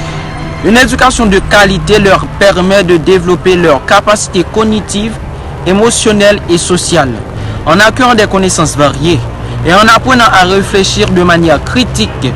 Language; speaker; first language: French; non-native, local second language; Haitian Creole